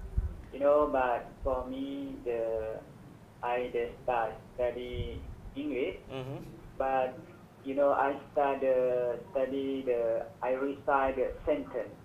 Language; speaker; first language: English; non-native, learner; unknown